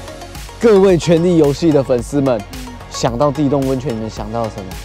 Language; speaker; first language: Chinese; native; Chinese